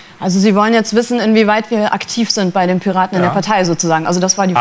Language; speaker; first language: German; native; German